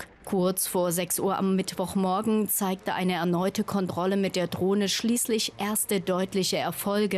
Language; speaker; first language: German; native; German